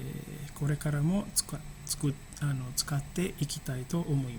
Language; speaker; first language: Japanese; non-native, fluent; Indonesian